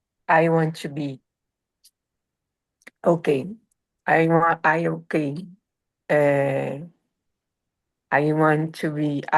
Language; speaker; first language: English; non-native, learner; Portuguese